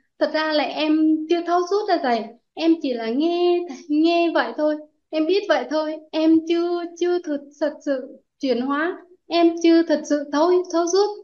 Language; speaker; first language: Vietnamese; non-native, local second language; Jarai